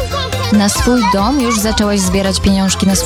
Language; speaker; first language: Polish; native; Polish